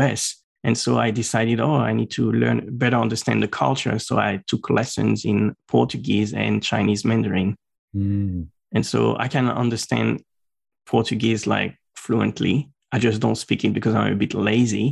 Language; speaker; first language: English; non-native, fluent; French